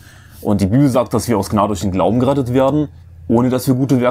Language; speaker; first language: German; native; German